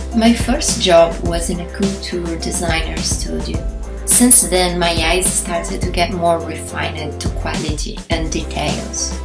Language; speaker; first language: English; non-native, fluent; Portuguese